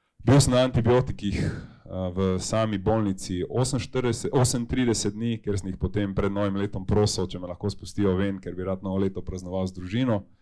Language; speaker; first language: Slovenian; native; Slovenian